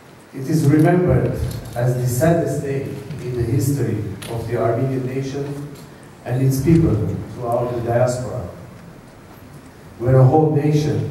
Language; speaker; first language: English; non-native, fluent; Armenian